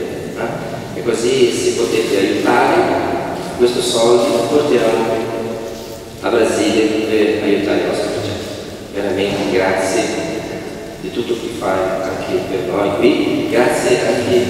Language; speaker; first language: Italian; non-native, fluent; Portuguese